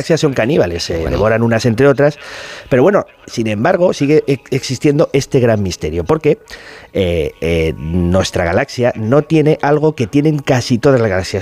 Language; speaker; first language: Spanish; native; Spanish